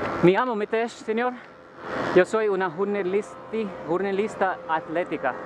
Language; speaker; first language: Spanish; non-native, learner; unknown